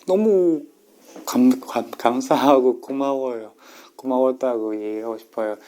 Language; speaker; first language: Korean; non-native, learner; Burmese